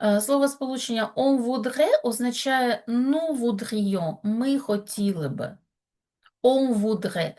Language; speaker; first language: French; non-native, fluent; Ukrainian